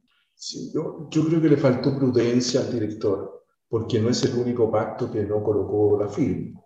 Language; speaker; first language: Spanish; native; Spanish